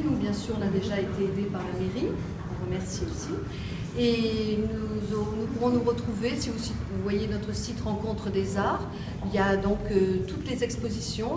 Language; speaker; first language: French; native; French